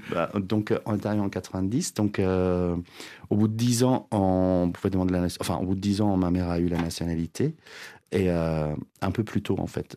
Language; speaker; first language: French; non-native, fluent; Azerbaijani